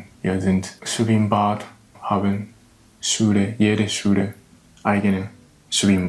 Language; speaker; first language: German; non-native, learner; Japanese